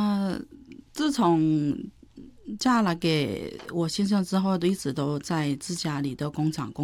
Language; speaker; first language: Chinese; non-native, fluent; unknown